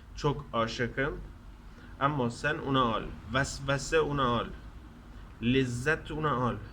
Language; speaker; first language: Turkish; non-native, learner; Persian